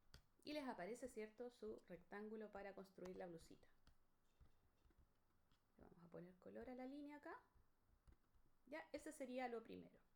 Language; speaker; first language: Spanish; native; Spanish